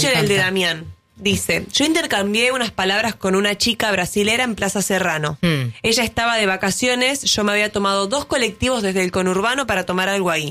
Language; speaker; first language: Spanish; native; Spanish